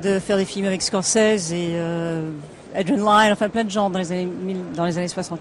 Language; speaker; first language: French; non-native, fluent; English